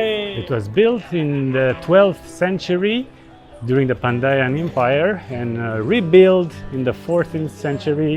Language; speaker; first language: English; non-native, fluent; Romanian